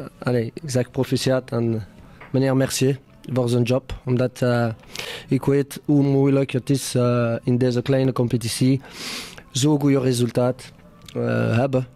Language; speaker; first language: Dutch; non-native, fluent; French